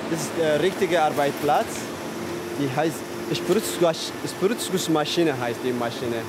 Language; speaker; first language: German; non-native, learner; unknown